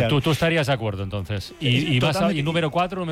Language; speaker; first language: Spanish; native; Spanish